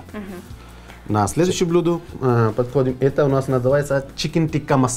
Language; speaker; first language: Russian; non-native, fluent; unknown